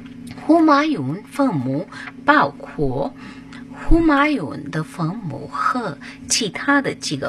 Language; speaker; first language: Chinese; non-native, fluent; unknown